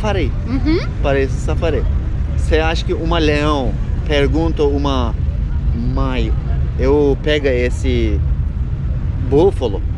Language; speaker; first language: Portuguese; non-native, learner; Turkish